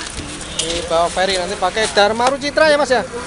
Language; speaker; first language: Indonesian; native; Indonesian